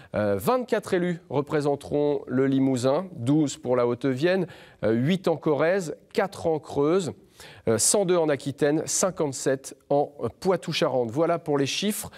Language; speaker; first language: French; native; French